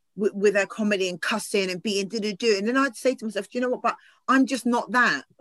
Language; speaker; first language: English; native; English